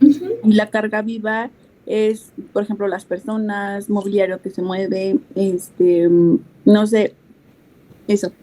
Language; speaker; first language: Spanish; native; Spanish